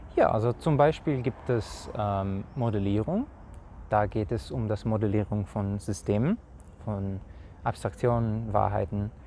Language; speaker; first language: German; non-native, fluent; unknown